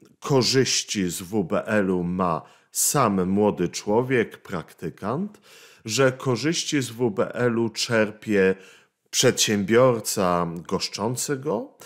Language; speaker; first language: Polish; native; Polish